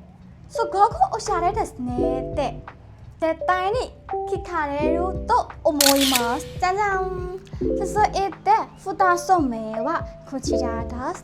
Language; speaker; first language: Japanese; non-native, learner; Burmese